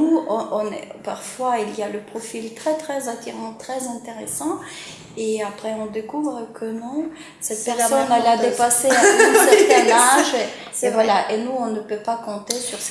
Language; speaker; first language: French; non-native, fluent; Ukrainian